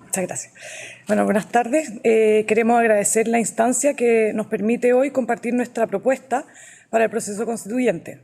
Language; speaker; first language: Spanish; native; Spanish